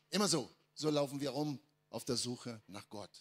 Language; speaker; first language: German; non-native, fluent; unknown